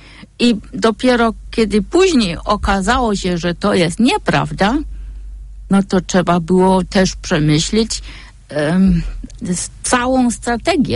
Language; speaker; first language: Polish; non-native, fluent; German